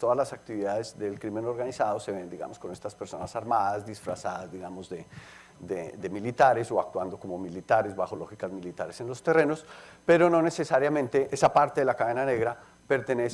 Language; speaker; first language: Spanish; native; Spanish